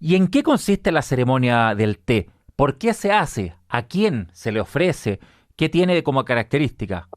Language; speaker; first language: Spanish; native; Spanish